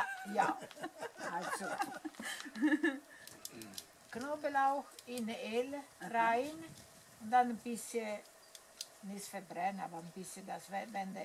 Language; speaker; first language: German; non-native, learner; Italian